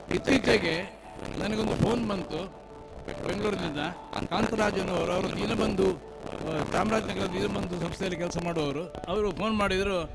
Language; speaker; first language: Kannada; non-native, local second language; Marathi